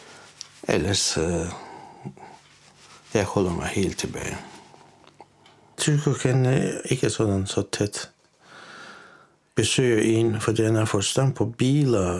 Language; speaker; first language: Danish; non-native, fluent; Turkish